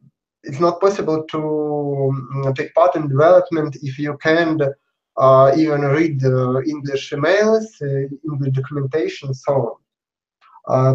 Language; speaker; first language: English; non-native, learner; Russian